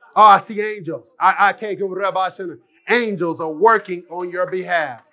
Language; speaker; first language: English; native; English